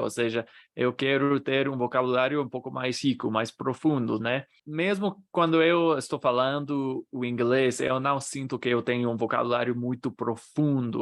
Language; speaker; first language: Portuguese; non-native, fluent; English